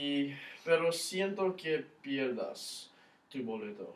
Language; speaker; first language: Spanish; non-native, learner; English